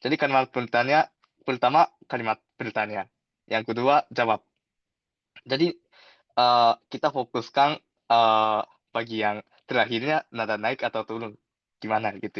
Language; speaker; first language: Indonesian; non-native, fluent; Japanese